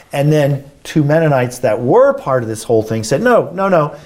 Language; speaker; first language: English; native; English